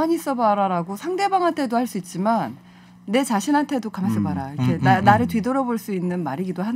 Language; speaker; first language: Korean; native; Korean